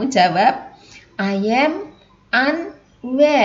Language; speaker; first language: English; non-native, fluent; Indonesian